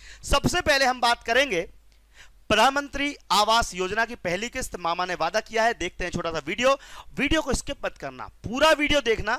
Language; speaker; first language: Hindi; native; Hindi